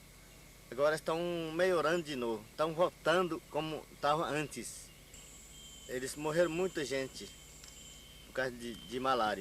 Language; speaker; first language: Portuguese; non-native, local second language; Yanomámi